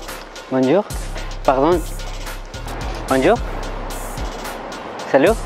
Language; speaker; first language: French; non-native, learner; Spanish